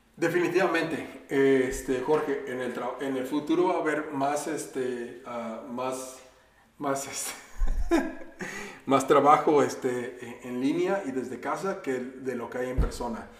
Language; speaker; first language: Spanish; native; Spanish